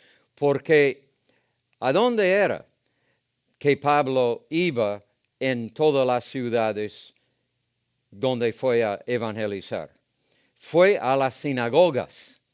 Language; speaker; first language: Spanish; non-native, fluent; English